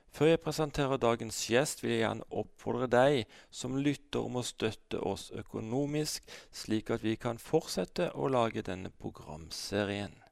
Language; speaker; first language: Norwegian; native; Norwegian